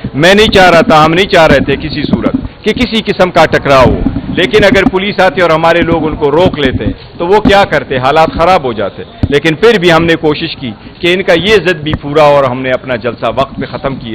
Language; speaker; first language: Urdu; non-native, local second language; Pashto